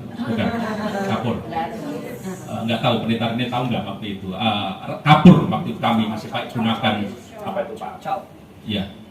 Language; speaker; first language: Indonesian; native; Indonesian